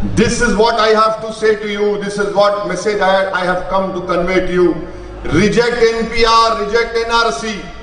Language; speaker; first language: English; non-native, local second language; Urdu